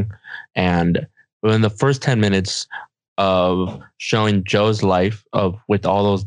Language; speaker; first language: English; non-native, fluent; Spanish